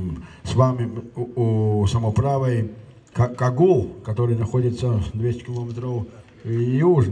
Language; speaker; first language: Russian; non-native, local second language; Latvian